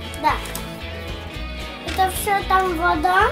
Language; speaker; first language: Russian; native; Russian